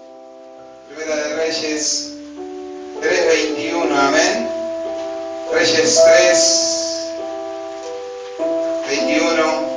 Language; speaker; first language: Spanish; native; Spanish